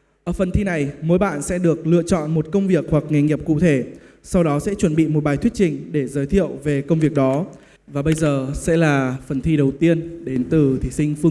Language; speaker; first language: Vietnamese; native; Vietnamese